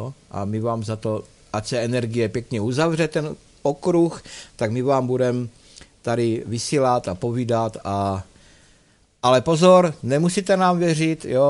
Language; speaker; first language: Czech; native; Czech